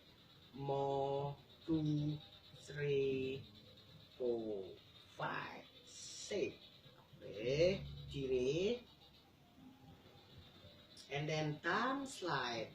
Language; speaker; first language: English; non-native, learner; Indonesian